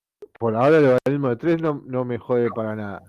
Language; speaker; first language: Spanish; native; Spanish